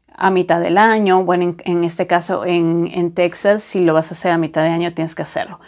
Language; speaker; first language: Spanish; native; Spanish